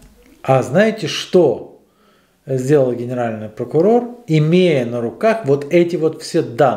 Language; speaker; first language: Russian; native; Russian